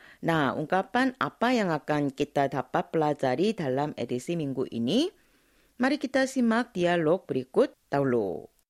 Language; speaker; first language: Indonesian; non-native, fluent; Korean